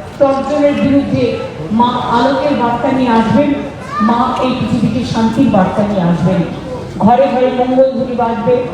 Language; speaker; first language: Bangla; native; Bangla